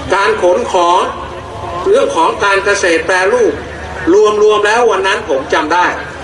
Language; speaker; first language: Thai; native; Thai